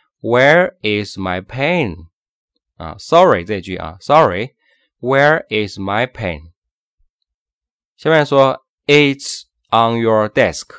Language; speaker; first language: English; non-native, fluent; Chinese